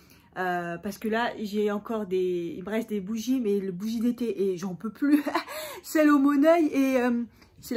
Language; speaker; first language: French; native; French